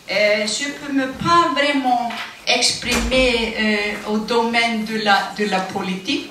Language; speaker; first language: French; non-native, fluent; Icelandic